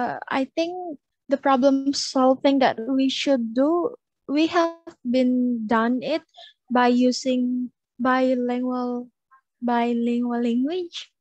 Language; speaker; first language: English; non-native, learner; Indonesian